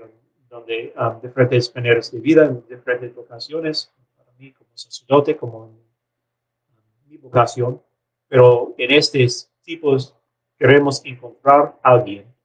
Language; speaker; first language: Spanish; non-native, learner; English